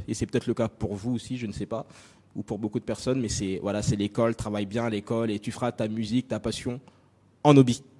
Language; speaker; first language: French; native; French